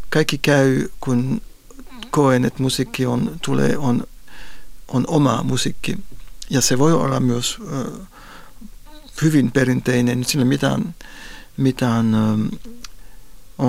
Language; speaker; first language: Finnish; non-native, fluent; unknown